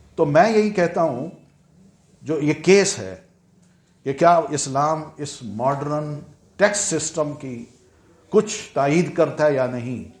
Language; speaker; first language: Urdu; native; Urdu